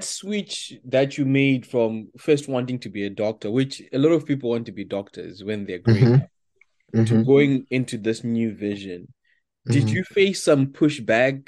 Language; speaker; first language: English; non-native, local second language; Shona